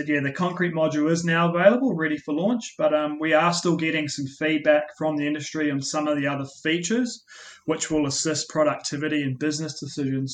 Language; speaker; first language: English; native; English